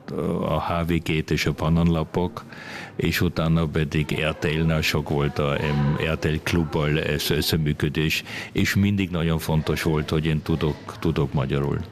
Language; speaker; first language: Hungarian; early bilingual, heritage; Hungarian